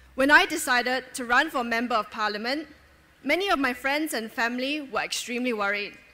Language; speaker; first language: English; native; English